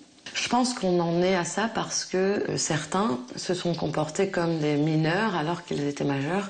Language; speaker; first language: French; native; French